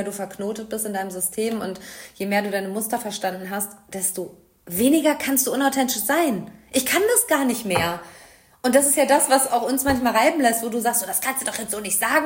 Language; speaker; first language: German; native; German